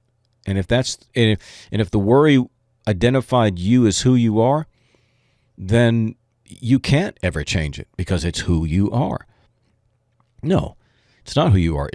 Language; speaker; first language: English; native; English